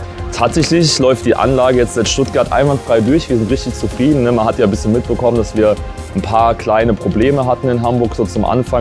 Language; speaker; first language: German; native; German